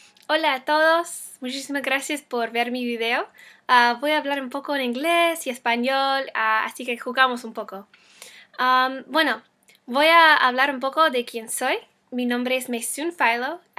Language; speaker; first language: Spanish; non-native, fluent; English